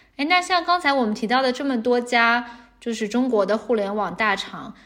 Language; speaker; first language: Chinese; native; Chinese